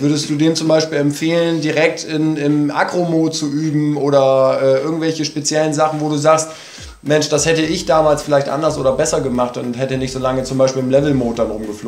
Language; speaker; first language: German; native; German